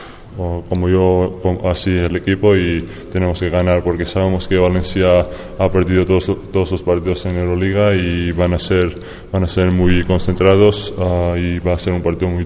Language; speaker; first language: Spanish; non-native, fluent; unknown